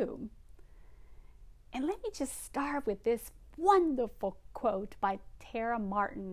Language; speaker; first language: English; non-native, fluent; Spanish